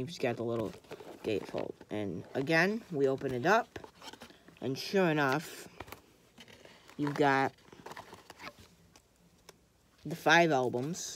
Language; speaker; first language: English; native; English